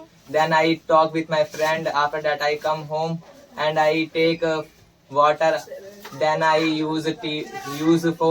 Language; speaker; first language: English; non-native, learner; Hindi